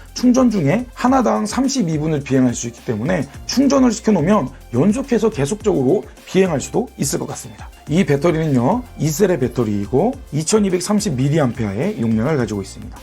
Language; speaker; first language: Korean; native; Korean